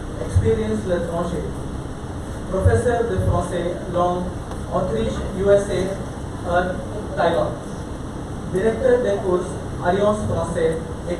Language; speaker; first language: French; non-native, learner; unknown